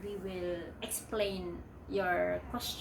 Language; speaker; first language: English; non-native, local second language; Filipino